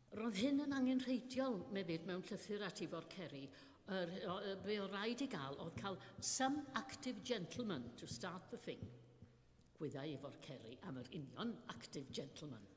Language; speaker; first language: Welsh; native; Welsh